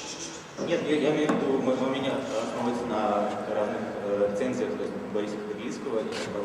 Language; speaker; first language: Russian; native; Russian